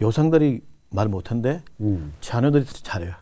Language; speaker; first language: Korean; non-native, learner; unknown